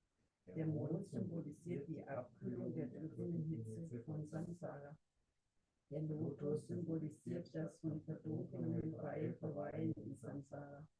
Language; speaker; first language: German; native; German